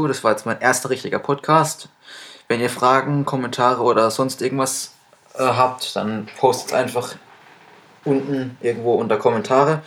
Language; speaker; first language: German; native; German